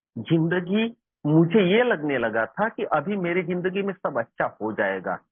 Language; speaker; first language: Hindi; non-native, local second language; Marathi